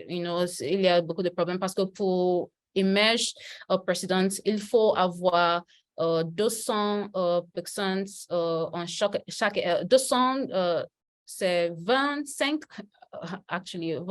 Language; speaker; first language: French; non-native, learner; Yoruba